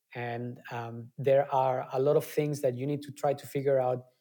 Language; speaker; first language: English; non-native, fluent; Spanish